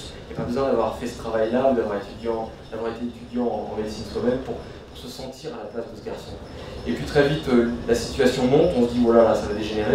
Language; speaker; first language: French; native; French